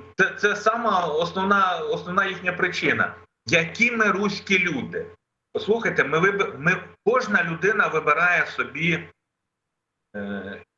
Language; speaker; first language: Ukrainian; non-native, local second language; Russian